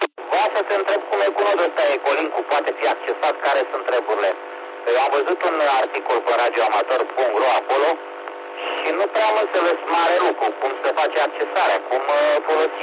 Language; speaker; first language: Romanian; native; Romanian